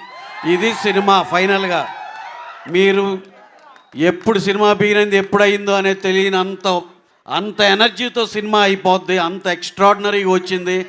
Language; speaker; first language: Telugu; native; Telugu